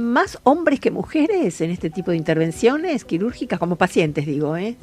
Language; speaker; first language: Spanish; native; Spanish